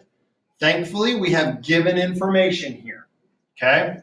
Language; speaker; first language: English; native; English